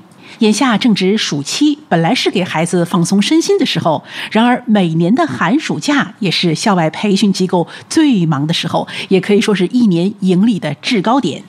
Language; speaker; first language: Chinese; native; Chinese